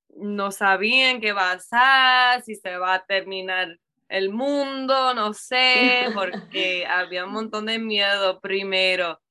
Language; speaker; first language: Spanish; non-native, learner; English